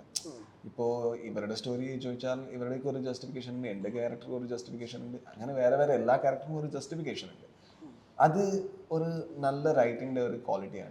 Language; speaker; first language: Malayalam; non-native, learner; Kannada